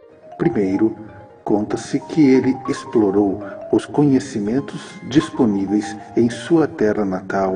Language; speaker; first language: Portuguese; native; Portuguese